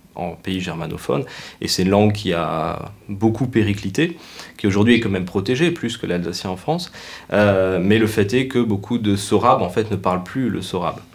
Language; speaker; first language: French; native; French